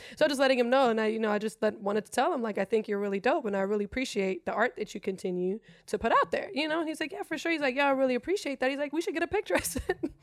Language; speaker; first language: English; non-native, fluent; German